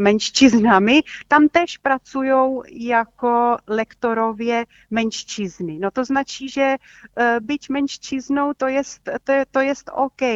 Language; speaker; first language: Polish; non-native, fluent; Czech